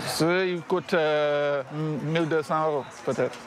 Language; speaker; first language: French; non-native, local second language; Wolof